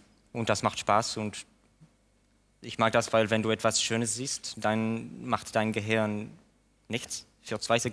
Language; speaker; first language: German; non-native, local second language; French